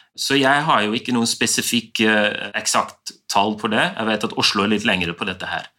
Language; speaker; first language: Norwegian; non-native, fluent; Dutch